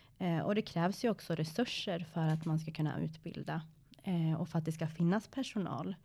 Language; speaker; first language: Swedish; early bilingual, other home language; Persian